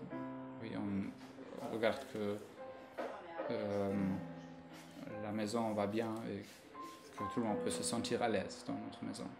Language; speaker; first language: French; non-native, fluent; German